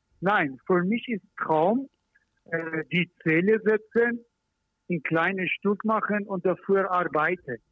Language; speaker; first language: German; non-native, learner; Persian